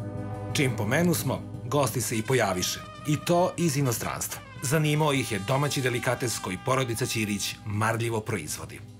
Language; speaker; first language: Serbian; native; Serbian